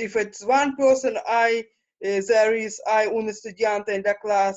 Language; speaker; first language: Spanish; non-native, learner; Russian